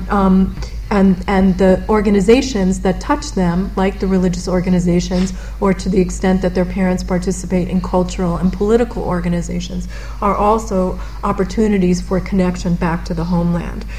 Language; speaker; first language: English; native; English